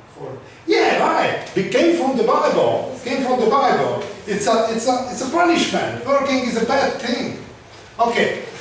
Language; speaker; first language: English; non-native, learner; Hungarian